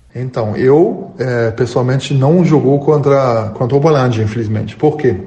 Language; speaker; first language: Portuguese; non-native, fluent; German